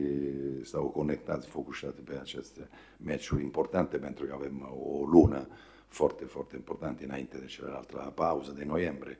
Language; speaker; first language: Romanian; non-native, fluent; Italian